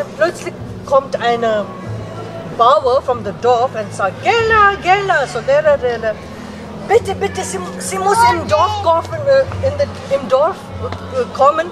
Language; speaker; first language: German; non-native, learner; Tibetan